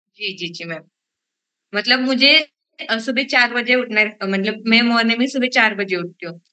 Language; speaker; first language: Hindi; non-native, local second language; Marathi